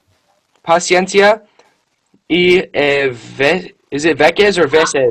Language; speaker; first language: Spanish; non-native, learner; English